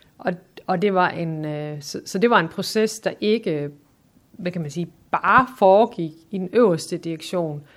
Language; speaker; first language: Danish; native; Danish